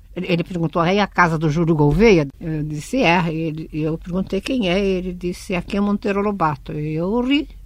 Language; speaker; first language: Portuguese; early bilingual, other home language; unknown